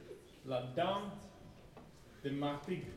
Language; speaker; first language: French; non-native, learner; Finnish